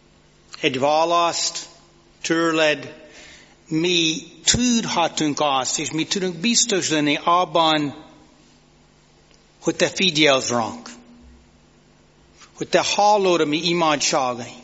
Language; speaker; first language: Hungarian; non-native, fluent; English